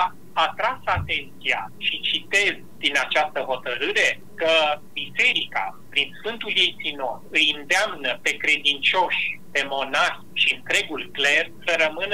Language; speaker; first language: Romanian; native; Romanian